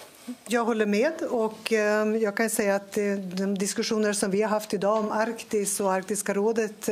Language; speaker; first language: Swedish; native; Swedish